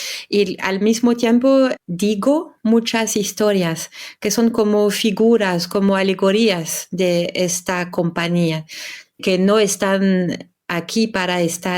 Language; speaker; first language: Spanish; non-native, fluent; French